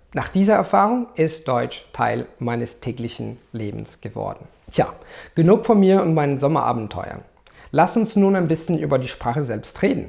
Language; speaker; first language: German; non-native, fluent; Italian